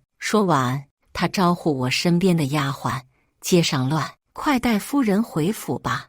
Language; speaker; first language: Chinese; native; Chinese